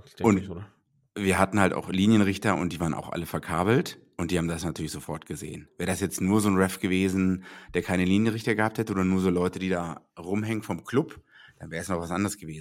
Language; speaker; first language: German; native; German